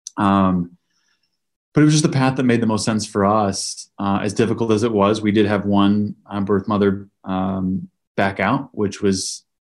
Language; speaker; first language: English; native; English